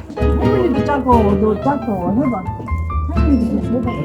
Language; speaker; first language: Korean; native; Korean